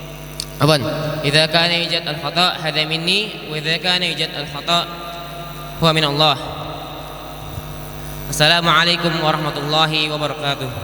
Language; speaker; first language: Arabic; non-native, learner; Indonesian